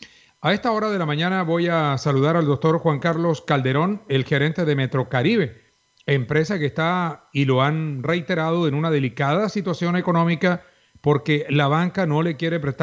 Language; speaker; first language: Spanish; native; Spanish